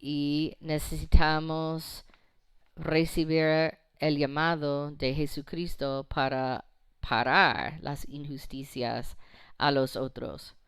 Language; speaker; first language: Spanish; non-native, fluent; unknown